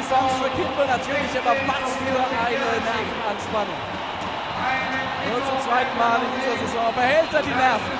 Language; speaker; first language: German; native; German